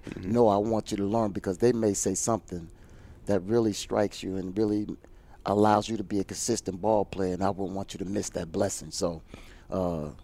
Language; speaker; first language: English; native; English